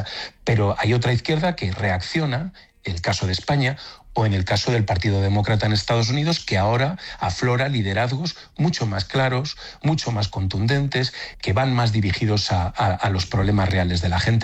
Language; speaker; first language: Spanish; native; Spanish